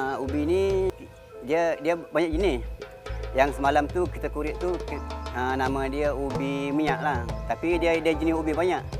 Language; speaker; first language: Malay; non-native, local second language; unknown